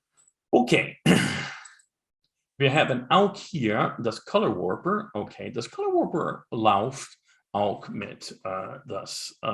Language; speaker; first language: German; non-native, learner; English